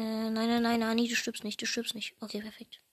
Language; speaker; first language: German; native; German